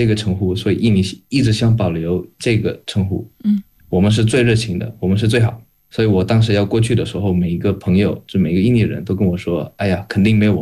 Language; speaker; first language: Chinese; non-native, fluent; Indonesian